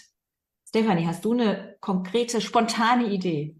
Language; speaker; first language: German; native; German